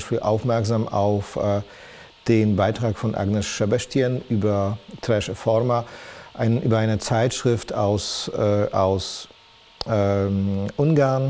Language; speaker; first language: German; non-native, fluent; Polish